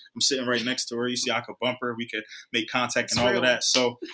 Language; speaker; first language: English; native; English